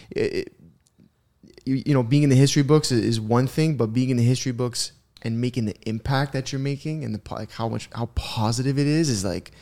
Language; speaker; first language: English; early bilingual, other home language; Italian